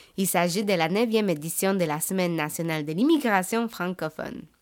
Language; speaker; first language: French; native; French